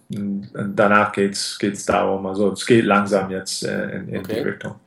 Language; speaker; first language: German; non-native, fluent; English